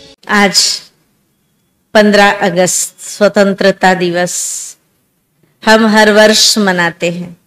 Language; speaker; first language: Hindi; native; Hindi